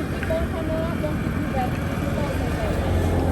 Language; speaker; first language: English; non-native, learner; Khmer